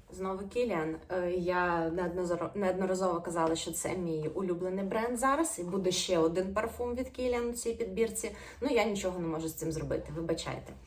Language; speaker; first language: Ukrainian; non-native, local second language; Russian